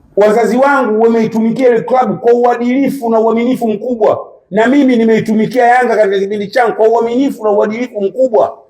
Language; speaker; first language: Swahili; native; Swahili